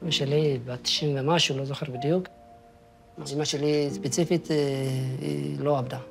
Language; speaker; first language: Hebrew; non-native, fluent; Amharic